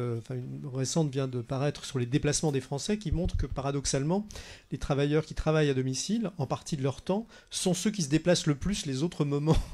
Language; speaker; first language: French; native; French